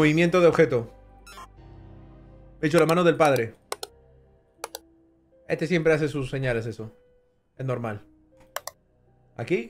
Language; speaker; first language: Spanish; native; Spanish